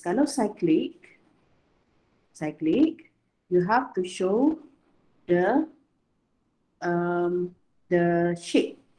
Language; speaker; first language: English; non-native, local second language; Malay